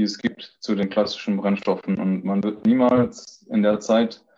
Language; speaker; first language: German; early bilingual, other home language; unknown